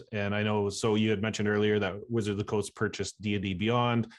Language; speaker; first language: English; native; English